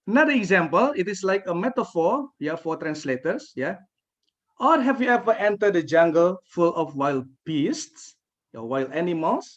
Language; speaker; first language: English; non-native, fluent; Indonesian